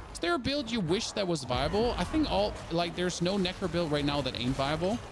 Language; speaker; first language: English; non-native, fluent; German